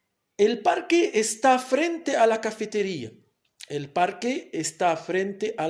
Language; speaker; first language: Spanish; non-native, fluent; Arabic